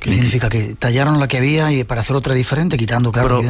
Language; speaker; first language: Spanish; native; Spanish